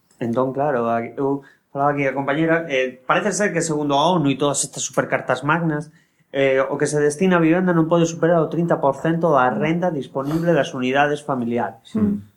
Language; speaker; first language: Galician; non-native, local second language; Spanish